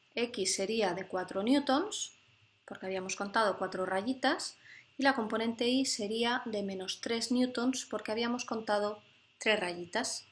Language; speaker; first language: Spanish; native; Spanish